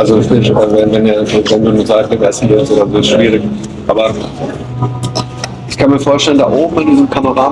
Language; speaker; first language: German; native; German